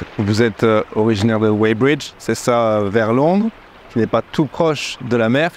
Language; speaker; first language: French; native; French